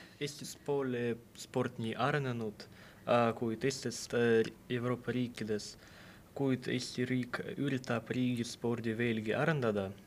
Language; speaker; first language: Estonian; non-native, local second language; Russian